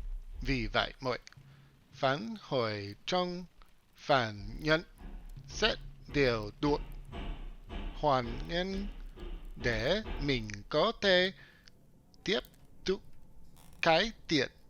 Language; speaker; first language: Vietnamese; non-native, learner; English